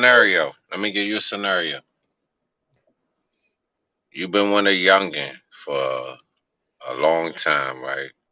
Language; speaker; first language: English; native; English